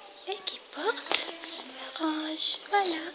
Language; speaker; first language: French; non-native, local second language; Arabic